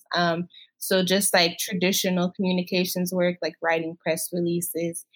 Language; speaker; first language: English; native; English